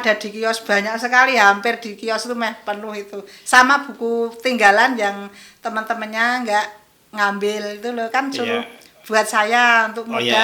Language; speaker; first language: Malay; non-native, local second language; Javanese